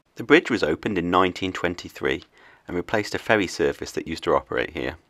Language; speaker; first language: English; native; English